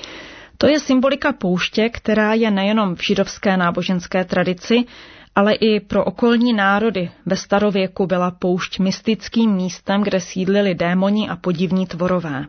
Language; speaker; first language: Czech; native; Czech